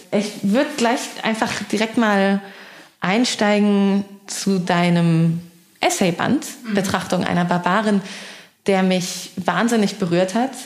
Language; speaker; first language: German; early bilingual, other home language; Persian